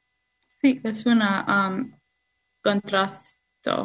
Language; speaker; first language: Spanish; non-native, learner; English